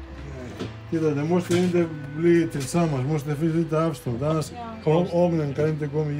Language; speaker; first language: Swedish; non-native, fluent; Portuguese